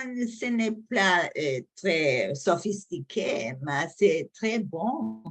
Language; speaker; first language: French; non-native, learner; English